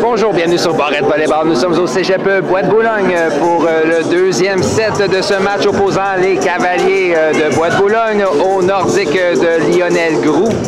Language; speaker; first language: French; native; French